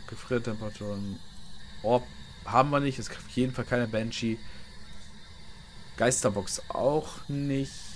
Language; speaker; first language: German; native; German